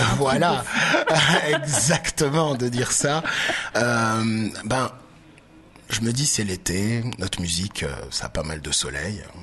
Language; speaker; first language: French; early bilingual, other home language; Baoulé